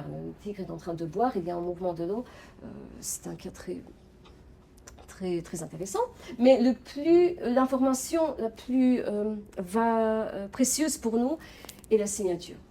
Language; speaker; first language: French; non-native, fluent; Polish